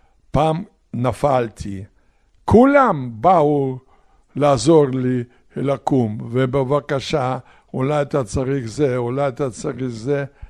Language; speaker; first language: Hebrew; non-native, fluent; Polish